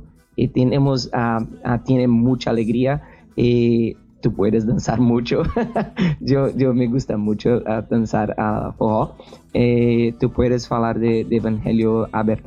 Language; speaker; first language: Spanish; non-native, learner; Portuguese